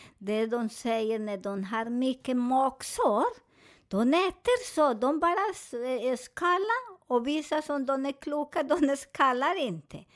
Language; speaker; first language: Swedish; non-native, fluent; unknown